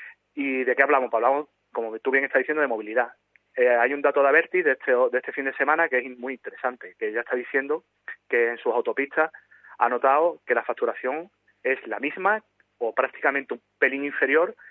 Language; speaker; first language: Spanish; native; Spanish